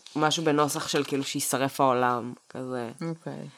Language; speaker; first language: Hebrew; early bilingual, other home language; Russian